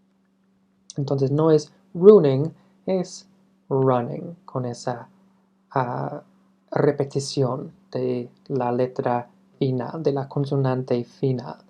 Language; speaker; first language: Spanish; non-native, fluent; English